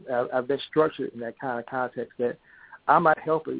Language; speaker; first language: English; native; English